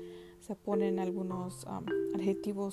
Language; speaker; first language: Spanish; early bilingual, heritage; Spanish